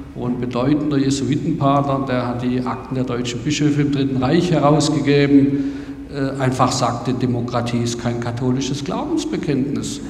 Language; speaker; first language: German; native; German